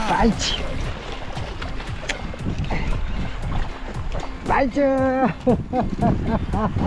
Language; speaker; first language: Japanese; native; Japanese